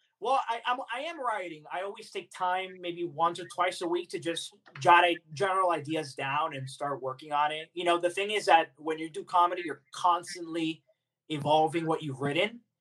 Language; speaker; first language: English; early bilingual, other home language; Spanish